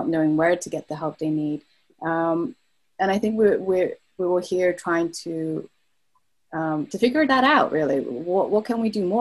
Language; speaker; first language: English; native; English